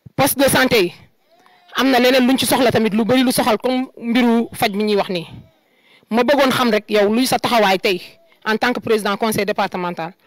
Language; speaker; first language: Wolof; non-native, local second language; Jola-Fonyi